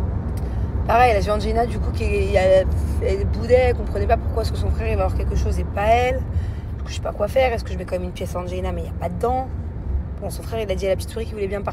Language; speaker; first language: French; native; French